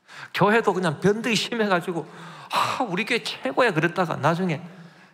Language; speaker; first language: Korean; native; Korean